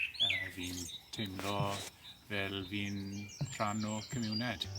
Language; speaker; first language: Welsh; non-native, learner; English